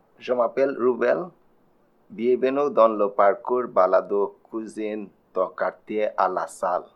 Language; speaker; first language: French; non-native, learner; Bangla